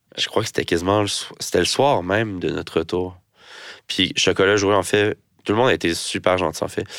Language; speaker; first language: French; native; French